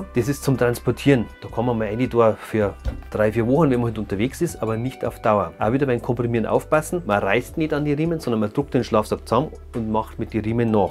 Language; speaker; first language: German; native; German